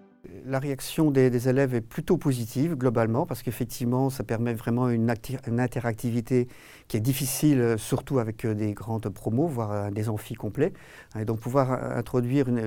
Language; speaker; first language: French; native; French